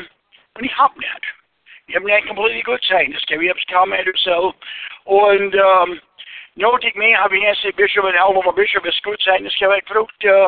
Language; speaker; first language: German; early bilingual, heritage; Pennsylvania German